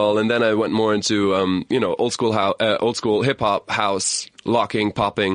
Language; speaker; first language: English; non-native, fluent; German